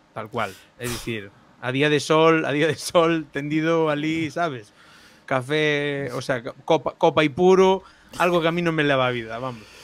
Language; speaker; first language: Galician; non-native, local second language; Spanish